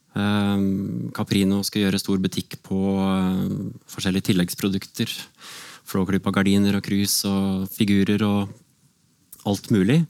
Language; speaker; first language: Norwegian; native; Norwegian